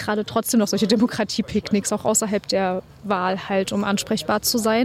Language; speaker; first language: German; native; German